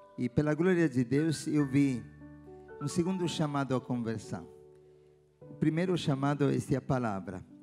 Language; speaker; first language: Portuguese; non-native, fluent; Italian